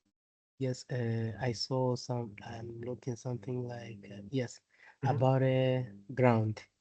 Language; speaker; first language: English; non-native, learner; Portuguese